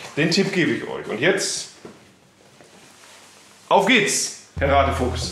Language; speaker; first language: German; native; German